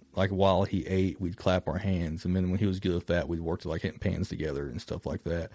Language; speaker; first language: English; native; English